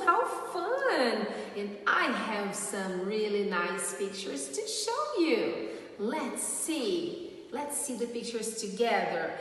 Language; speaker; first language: English; non-native, fluent; Portuguese